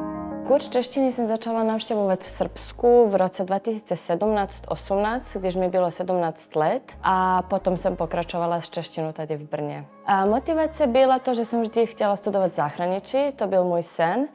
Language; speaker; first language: Czech; non-native, fluent; Serbian